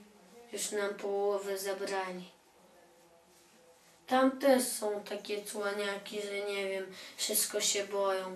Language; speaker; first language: Polish; early bilingual, other home language; Chechen